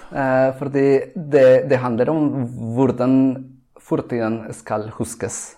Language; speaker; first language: Norwegian; non-native, fluent; Spanish